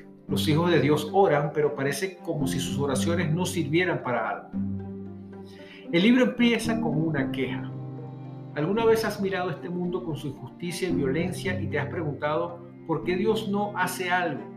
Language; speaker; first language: Spanish; native; Spanish